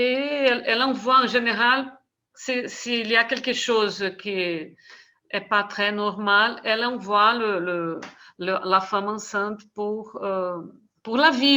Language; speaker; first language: French; non-native, fluent; Portuguese